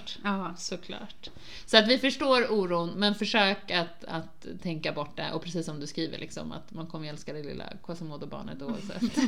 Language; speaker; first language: Swedish; native; Swedish